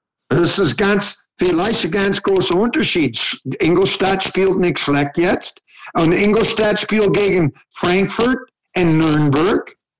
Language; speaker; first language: German; non-native, learner; English